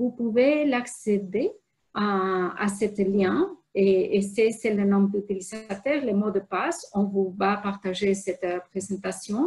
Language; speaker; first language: French; non-native, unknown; Spanish